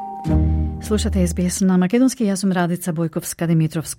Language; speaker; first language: Macedonian; native; Macedonian